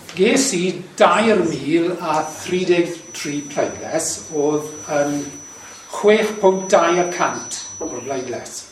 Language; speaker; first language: Welsh; native; Welsh